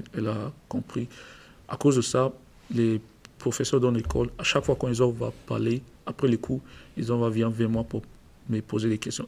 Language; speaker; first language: French; non-native, learner; English